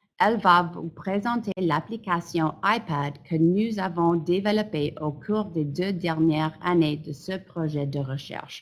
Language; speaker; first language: French; non-native, fluent; English